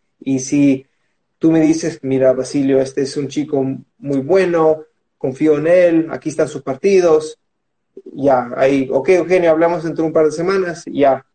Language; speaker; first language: Spanish; early bilingual, heritage; Spanish